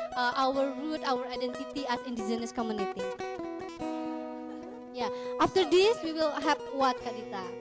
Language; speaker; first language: English; non-native, fluent; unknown